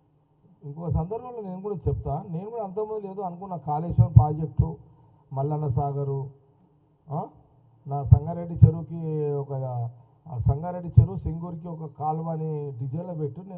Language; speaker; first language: Telugu; native; Telugu